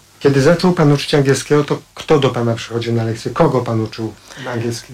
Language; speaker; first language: Polish; native; Polish